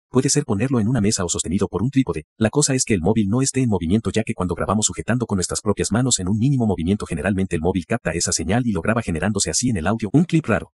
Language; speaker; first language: Spanish; native; Spanish